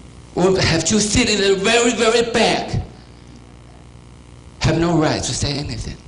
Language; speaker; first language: English; non-native, fluent; Chinese